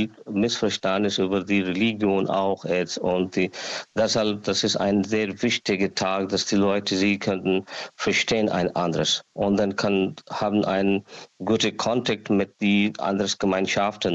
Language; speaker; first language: German; non-native, learner; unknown